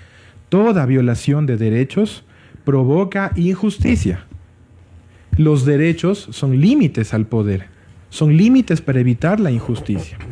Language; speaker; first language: Spanish; native; Spanish